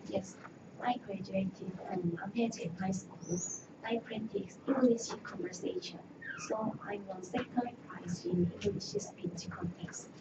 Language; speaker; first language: English; non-native, learner; Korean